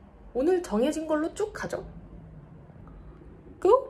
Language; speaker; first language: Korean; native; Korean